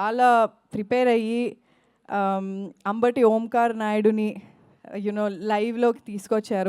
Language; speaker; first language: Telugu; native; Telugu